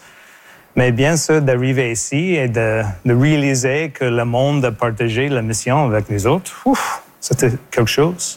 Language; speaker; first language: French; non-native, local second language; English